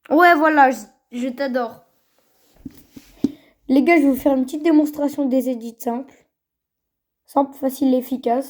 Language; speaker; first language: French; native; French